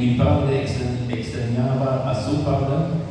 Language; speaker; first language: Spanish; non-native, fluent; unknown